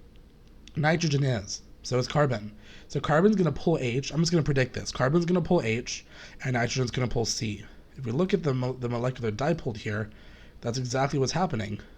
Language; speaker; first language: English; native; English